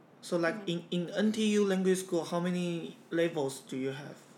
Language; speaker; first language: English; non-native, fluent; Chinese